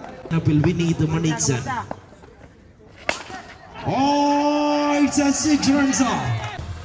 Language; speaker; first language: English; non-native, local second language; Malayalam